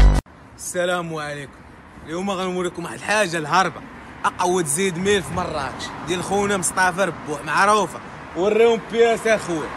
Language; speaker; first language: Arabic; native; Arabic